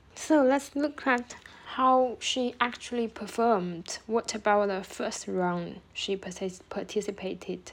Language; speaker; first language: English; non-native, fluent; Chinese